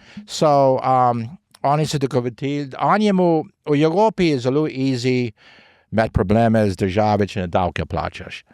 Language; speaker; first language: Slovenian; early bilingual, heritage; Slovenian